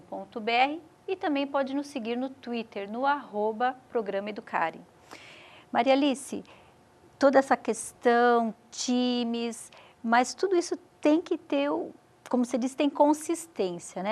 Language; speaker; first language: Portuguese; native; Portuguese